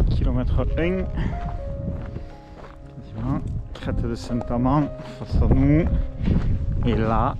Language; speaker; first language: French; native; French